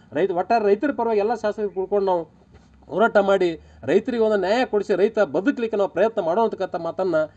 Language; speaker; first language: Kannada; native; Kannada